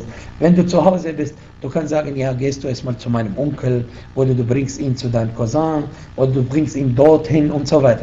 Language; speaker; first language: German; non-native, fluent; Arabic